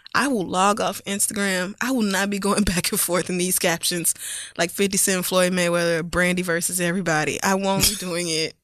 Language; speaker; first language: English; native; English